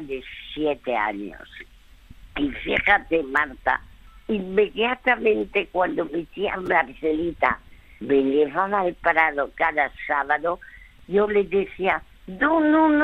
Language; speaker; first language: Spanish; early bilingual, other home language; French